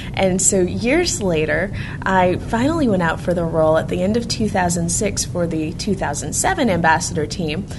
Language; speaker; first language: English; native; English